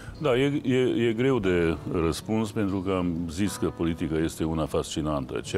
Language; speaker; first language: Romanian; non-native, local second language; Hungarian